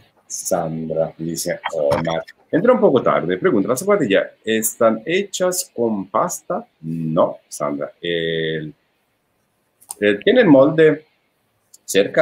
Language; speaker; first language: Spanish; non-native, fluent; Italian